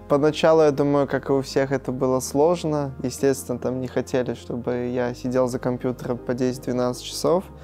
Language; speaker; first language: Russian; native; Russian